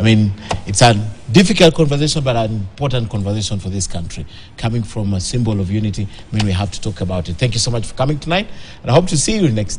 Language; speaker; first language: English; non-native, local second language; Swahili